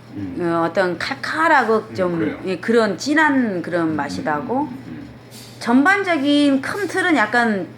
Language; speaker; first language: Korean; native; Korean